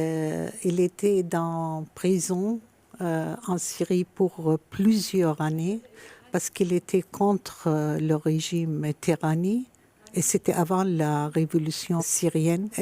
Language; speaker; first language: French; non-native, fluent; Arabic